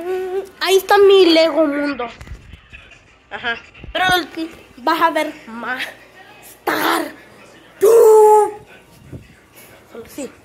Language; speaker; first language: Spanish; early bilingual, heritage; Spanish